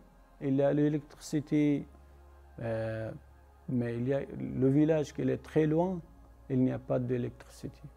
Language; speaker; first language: French; non-native, learner; Persian